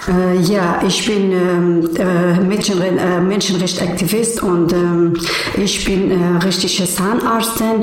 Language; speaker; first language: German; non-native, learner; Persian